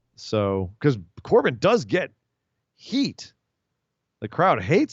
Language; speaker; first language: English; native; English